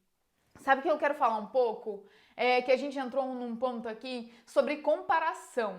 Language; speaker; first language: Portuguese; native; Portuguese